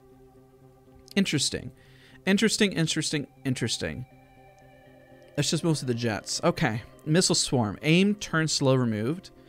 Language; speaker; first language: English; native; English